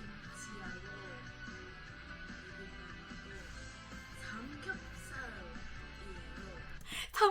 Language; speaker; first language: Korean; non-native, learner; English